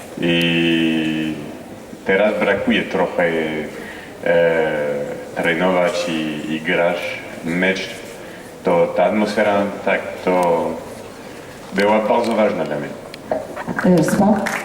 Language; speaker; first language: Polish; non-native, learner; French